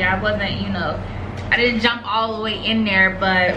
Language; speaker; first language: English; native; English